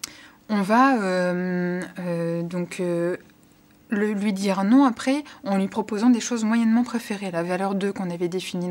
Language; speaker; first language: French; native; French